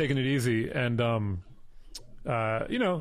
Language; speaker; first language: English; native; English